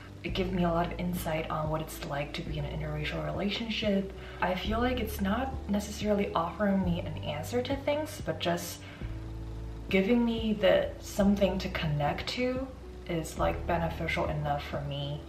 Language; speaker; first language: English; non-native, fluent; Chinese